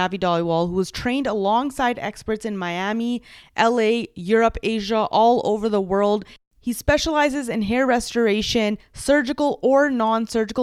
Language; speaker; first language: English; early bilingual, other home language; Punjabi